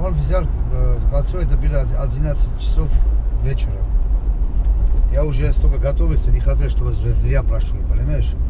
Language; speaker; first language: Russian; non-native, local second language; Armenian